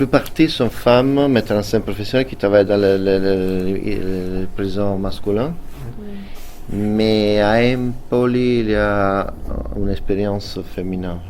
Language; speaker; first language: French; non-native, fluent; Italian